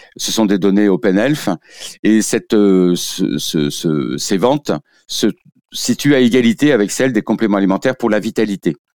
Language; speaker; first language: French; native; French